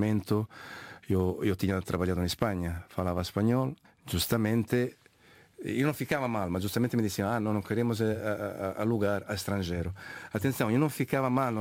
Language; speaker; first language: Portuguese; non-native, fluent; Italian